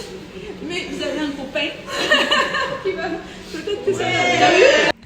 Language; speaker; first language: French; native; French